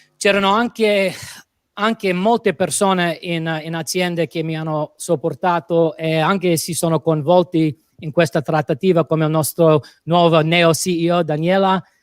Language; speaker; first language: Italian; non-native, fluent; English